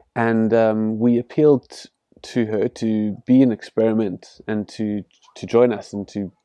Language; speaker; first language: English; native; English